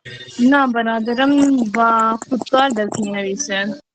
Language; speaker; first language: Persian; non-native, learner; Urdu